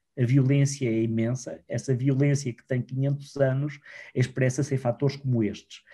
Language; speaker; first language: Portuguese; native; Portuguese